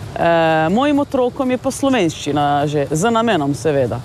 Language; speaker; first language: Slovenian; non-native, local second language; Romany